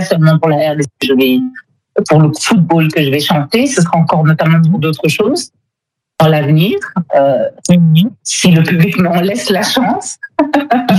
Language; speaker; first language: French; non-native, local second language; Lingala